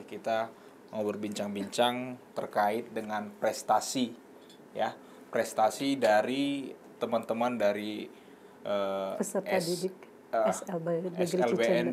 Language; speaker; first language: Indonesian; native; Indonesian